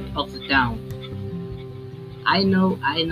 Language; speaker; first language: English; non-native, learner; Spanish